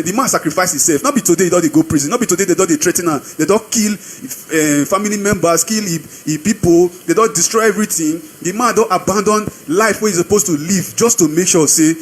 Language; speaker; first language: Nigerian Pidgin; non-native, local second language; Igbo